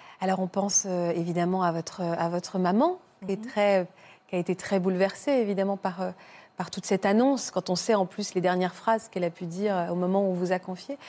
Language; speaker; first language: French; native; French